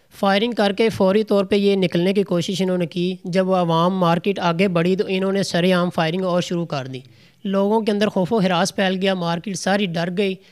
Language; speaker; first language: Urdu; non-native, local second language; Punjabi